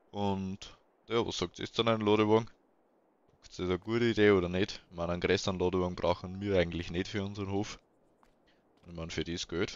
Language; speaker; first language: German; native; German